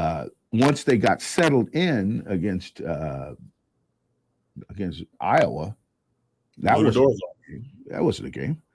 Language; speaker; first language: English; native; English